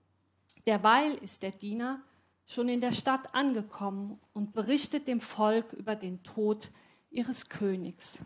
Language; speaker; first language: German; native; German